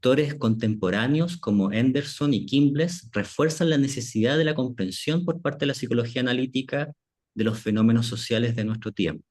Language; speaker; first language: Spanish; native; Spanish